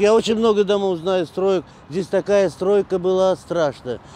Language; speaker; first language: Russian; native; Russian